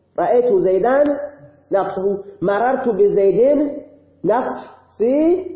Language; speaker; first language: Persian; non-native, local second language; Baluchi